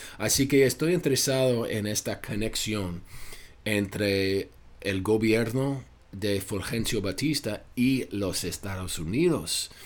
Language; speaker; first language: Spanish; non-native, fluent; English